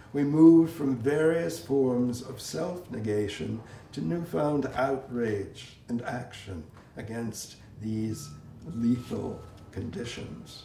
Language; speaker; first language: English; native; English